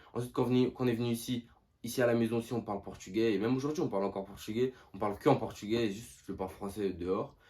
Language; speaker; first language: French; early bilingual, other home language; Portuguese